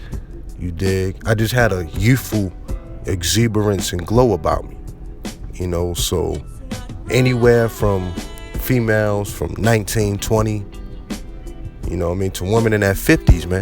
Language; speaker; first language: English; native; English